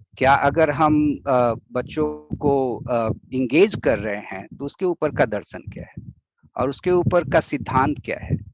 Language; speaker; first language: Hindi; native; Hindi